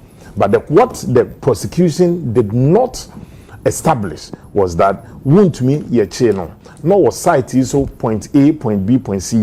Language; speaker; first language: English; non-native, local second language; Akan